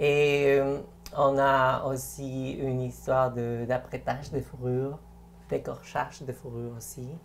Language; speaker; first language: French; non-native, fluent; Spanish